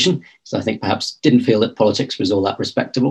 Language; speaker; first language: English; native; English